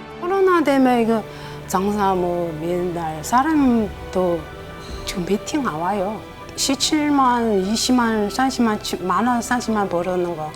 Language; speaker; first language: Korean; non-native, learner; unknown